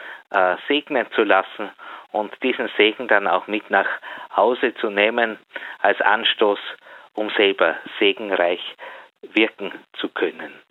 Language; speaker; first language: German; native; German